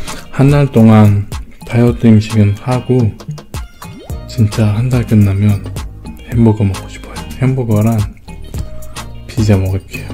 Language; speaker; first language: Korean; non-native, learner; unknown